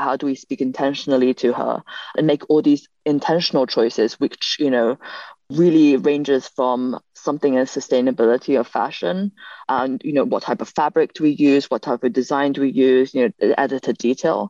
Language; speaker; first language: English; native; English